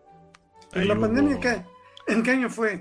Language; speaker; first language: Spanish; native; Spanish